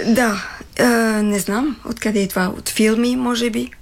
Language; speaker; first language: Bulgarian; non-native, fluent; French